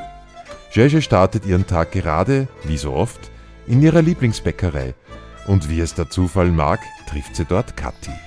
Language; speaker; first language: German; native; German